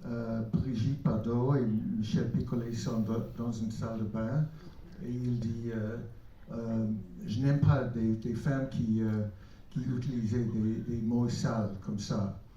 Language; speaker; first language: French; non-native, fluent; English